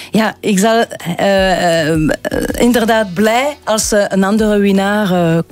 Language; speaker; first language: Dutch; non-native, local second language; French